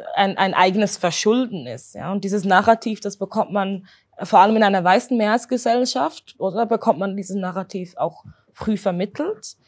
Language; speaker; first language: German; native; German